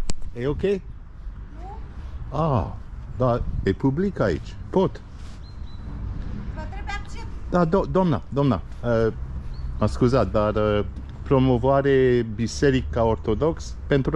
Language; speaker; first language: Romanian; non-native, learner; English